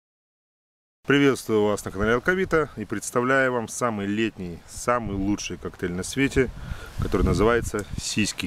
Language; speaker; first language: Russian; native; Russian